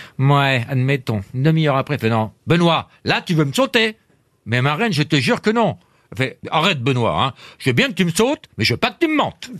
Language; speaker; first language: French; native; French